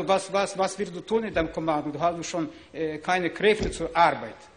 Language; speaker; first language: German; non-native, learner; Ukrainian